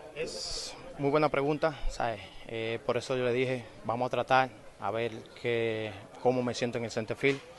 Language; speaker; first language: Spanish; native; Spanish